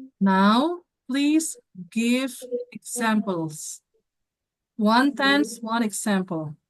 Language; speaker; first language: English; non-native, fluent; Indonesian